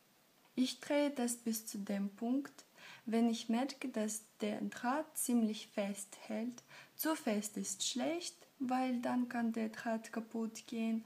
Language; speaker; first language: German; non-native, fluent; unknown